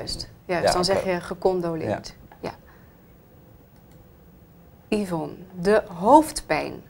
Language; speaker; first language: Dutch; native; Dutch